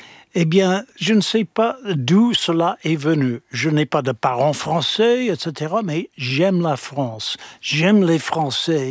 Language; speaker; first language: French; non-native, fluent; English